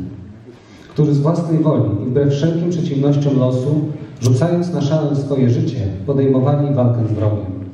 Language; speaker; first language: Polish; native; Polish